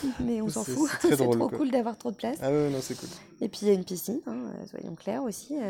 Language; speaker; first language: French; native; French